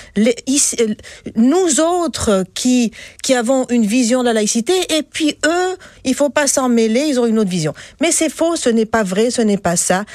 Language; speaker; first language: French; non-native, local second language; Arabic